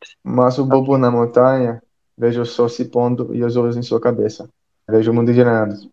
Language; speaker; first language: Portuguese; non-native, fluent; English